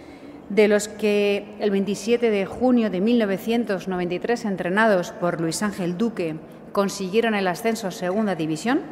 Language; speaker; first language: Spanish; native; Spanish